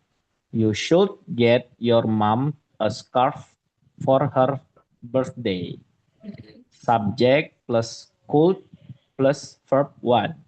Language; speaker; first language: English; non-native, learner; Indonesian